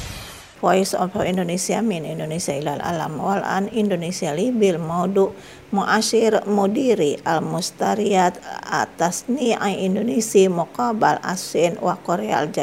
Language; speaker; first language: Arabic; non-native, fluent; Indonesian